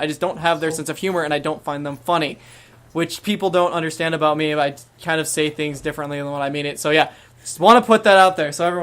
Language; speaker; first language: English; native; English